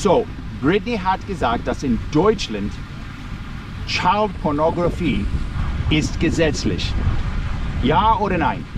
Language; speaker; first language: German; non-native, learner; English